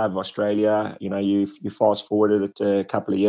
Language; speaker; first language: English; native; English